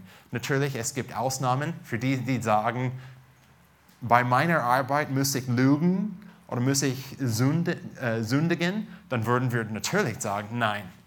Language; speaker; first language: German; non-native, fluent; English